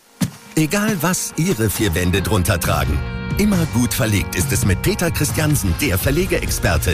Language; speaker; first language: German; native; German